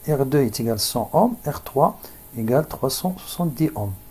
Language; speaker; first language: French; non-native, local second language; Arabic